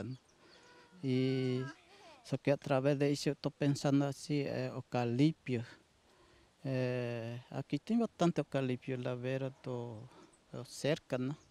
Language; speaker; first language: Portuguese; non-native, local second language; Guarani